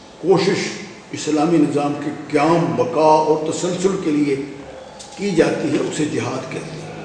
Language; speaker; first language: Urdu; non-native, local second language; Punjabi